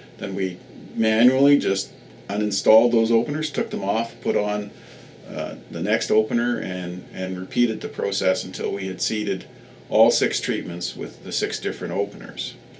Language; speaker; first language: English; native; English